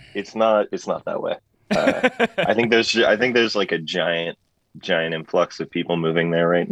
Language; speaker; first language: English; native; English